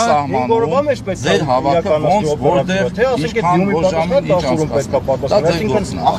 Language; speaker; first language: Armenian; native; Armenian